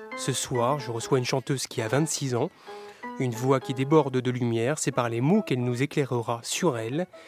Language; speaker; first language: French; native; French